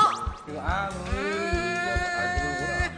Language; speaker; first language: Korean; native; Korean